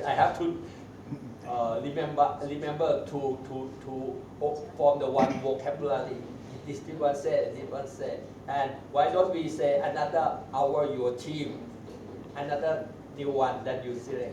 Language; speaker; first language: English; non-native, learner; Thai